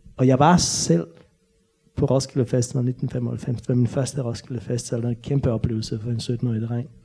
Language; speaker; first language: Danish; non-native, fluent; Bosnian